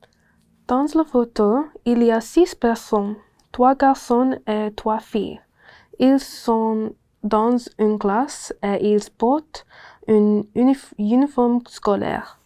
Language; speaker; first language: French; non-native, learner; English